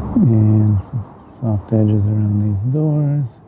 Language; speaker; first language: English; native; English